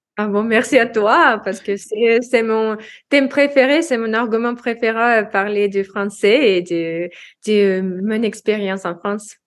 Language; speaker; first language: French; non-native, learner; Russian